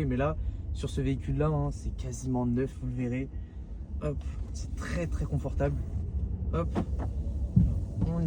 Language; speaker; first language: French; native; French